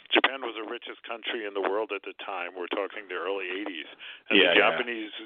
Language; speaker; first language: English; native; English